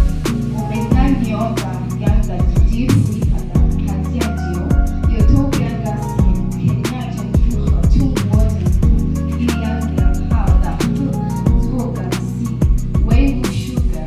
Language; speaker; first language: Chinese; non-native, learner; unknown